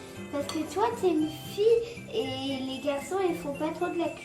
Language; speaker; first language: French; early bilingual, other home language; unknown